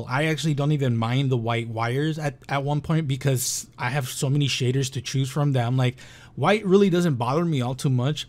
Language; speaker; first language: English; native; English